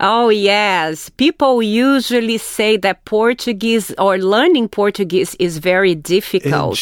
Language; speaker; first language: English; non-native, fluent; Portuguese